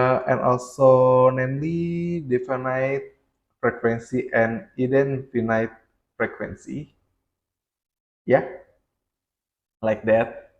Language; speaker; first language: English; non-native, learner; Indonesian